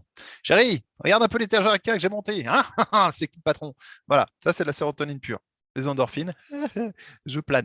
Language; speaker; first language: French; native; French